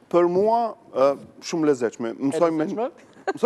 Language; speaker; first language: Albanian; non-native, learner; Arabic